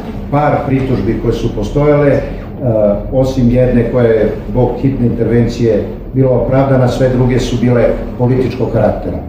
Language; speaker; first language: Serbian; native; Serbian